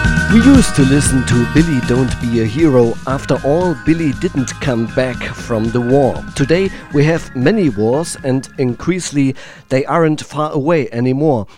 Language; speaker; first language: English; non-native, fluent; German